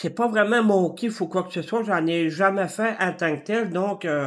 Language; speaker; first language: French; native; French